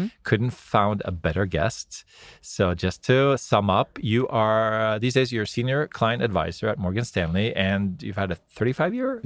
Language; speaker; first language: English; non-native, fluent; Norwegian